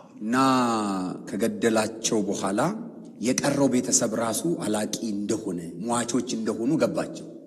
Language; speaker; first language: Amharic; non-native, local second language; Oromo